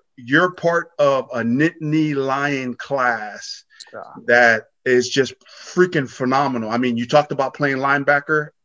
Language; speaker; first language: English; native; English